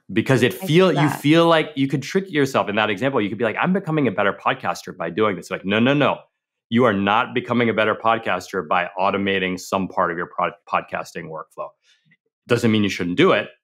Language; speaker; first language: English; native; English